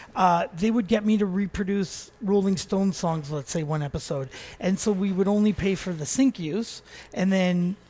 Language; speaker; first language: English; native; English